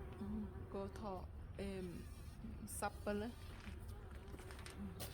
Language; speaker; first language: Swedish; non-native, learner; Thai